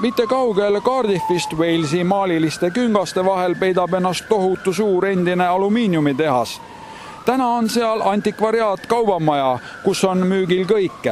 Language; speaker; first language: Estonian; native; Estonian